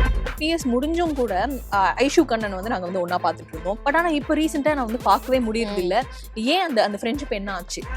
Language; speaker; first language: Tamil; native; Tamil